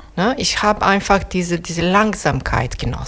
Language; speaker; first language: German; non-native, fluent; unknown